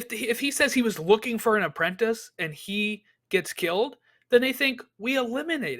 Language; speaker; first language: English; native; English